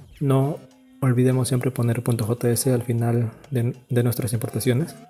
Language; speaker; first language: Spanish; native; Spanish